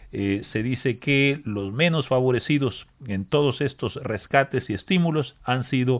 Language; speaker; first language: Spanish; native; Spanish